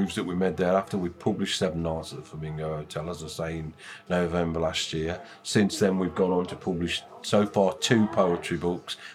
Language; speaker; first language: English; native; English